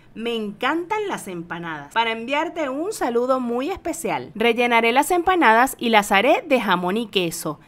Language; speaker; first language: Spanish; native; Spanish